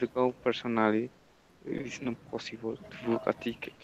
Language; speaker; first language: English; non-native, learner; Spanish